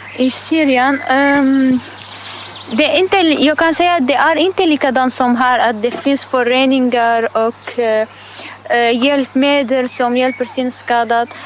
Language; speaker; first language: Swedish; non-native, learner; Arabic